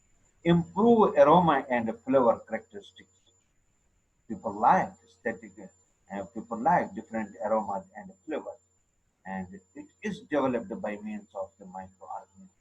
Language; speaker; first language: English; non-native, local second language; Urdu